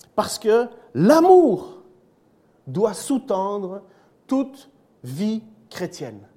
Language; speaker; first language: French; native; French